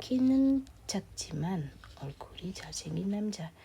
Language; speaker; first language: Korean; non-native, fluent; Indonesian